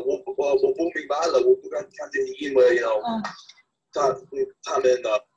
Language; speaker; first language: Chinese; non-native, learner; English